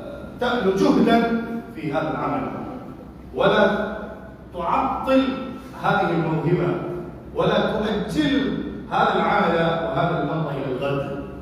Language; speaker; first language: Arabic; non-native, fluent; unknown